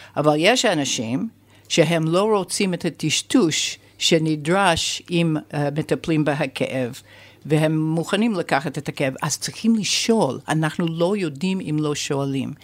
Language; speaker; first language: Hebrew; non-native, fluent; English